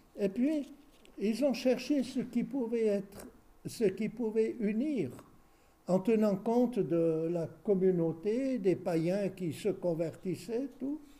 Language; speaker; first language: French; native; French